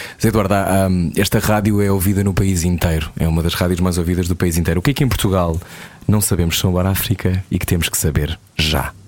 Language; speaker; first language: Portuguese; native; Portuguese